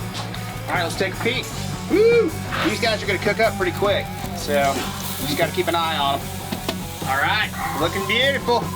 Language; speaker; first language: English; native; English